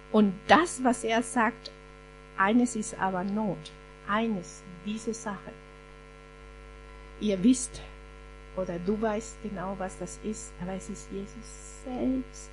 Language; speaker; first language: German; non-native, fluent; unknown